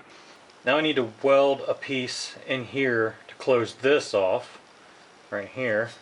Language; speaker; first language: English; native; English